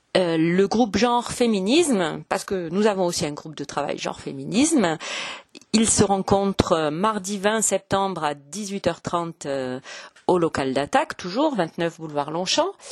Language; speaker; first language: French; native; French